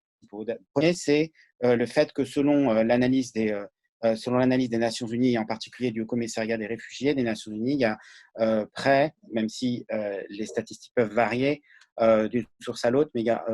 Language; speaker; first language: French; native; French